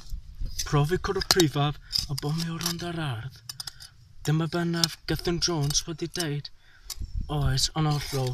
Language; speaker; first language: Welsh; non-native, learner; English